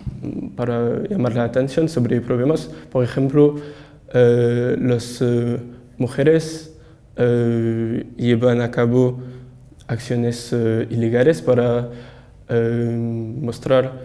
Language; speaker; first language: Spanish; non-native, learner; French